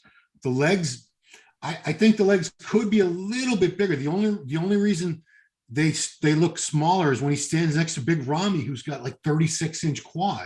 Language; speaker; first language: English; native; English